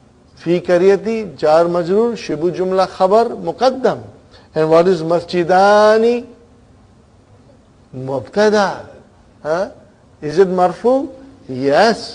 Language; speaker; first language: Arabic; non-native, fluent; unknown